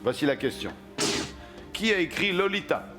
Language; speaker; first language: French; native; French